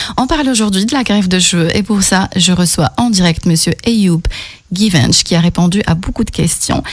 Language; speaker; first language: French; native; French